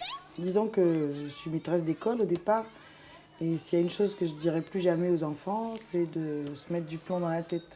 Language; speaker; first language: French; native; French